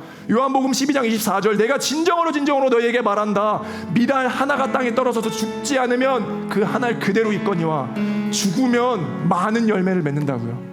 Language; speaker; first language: Korean; native; Korean